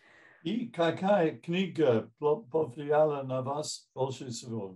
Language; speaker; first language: Russian; non-native, fluent; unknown